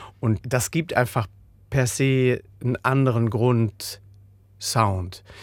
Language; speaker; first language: German; native; German